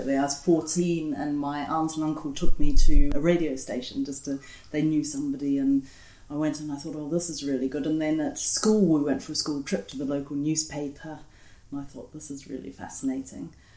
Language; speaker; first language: English; native; English